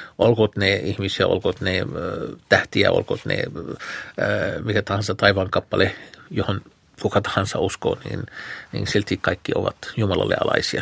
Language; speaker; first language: Finnish; non-native, fluent; Arabic